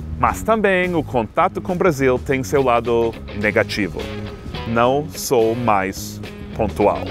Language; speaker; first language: Portuguese; non-native, fluent; English